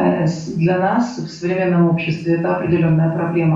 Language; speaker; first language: Russian; native; Russian